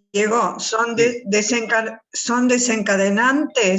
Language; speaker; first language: Spanish; native; Spanish